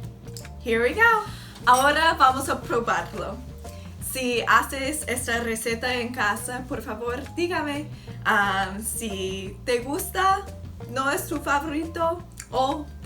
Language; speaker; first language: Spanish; non-native, fluent; English